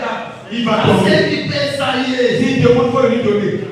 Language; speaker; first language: French; non-native, local second language; Lingala